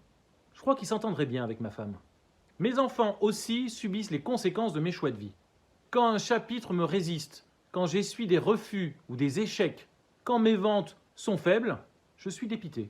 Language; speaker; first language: French; native; French